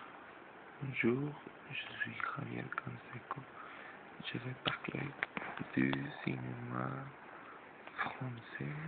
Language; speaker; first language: French; non-native, learner; Spanish